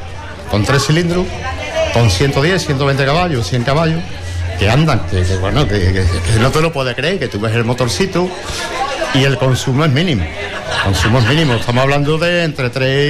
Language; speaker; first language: Spanish; native; Spanish